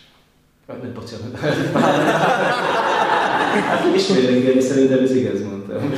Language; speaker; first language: Hungarian; non-native, learner; English